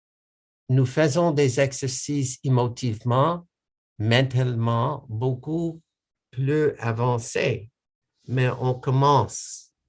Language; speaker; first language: French; non-native, local second language; English